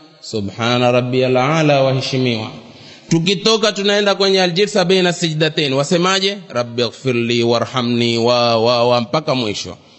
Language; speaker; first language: Swahili; native; Swahili